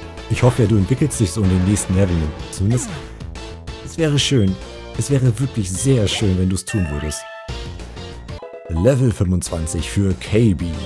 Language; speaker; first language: German; native; German